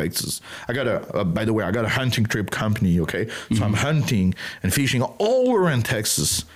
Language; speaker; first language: English; non-native, learner; French